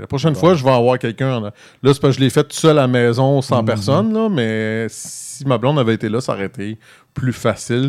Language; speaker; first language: French; native; French